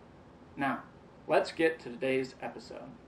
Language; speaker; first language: English; native; English